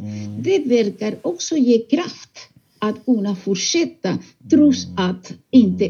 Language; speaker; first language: Swedish; non-native, fluent; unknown